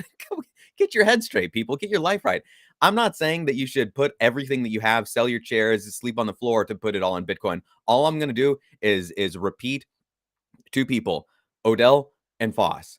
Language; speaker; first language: English; native; English